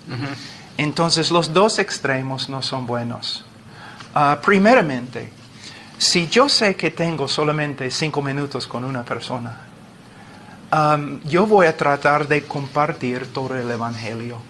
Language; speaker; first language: Spanish; non-native, fluent; English